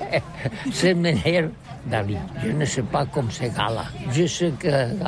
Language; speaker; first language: French; non-native, learner; Catalan